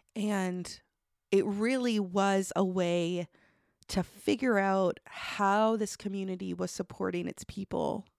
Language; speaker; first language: English; native; English